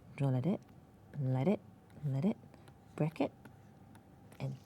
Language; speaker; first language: English; non-native, local second language; Malay